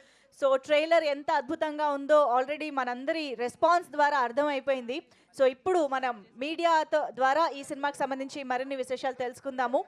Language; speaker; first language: Telugu; native; Telugu